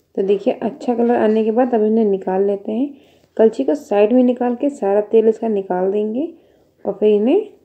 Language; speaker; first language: Hindi; native; Hindi